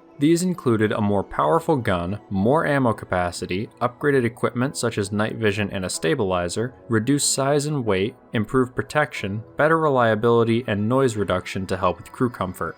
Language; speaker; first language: English; native; English